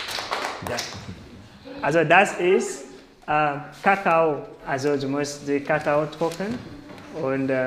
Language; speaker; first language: German; non-native, learner; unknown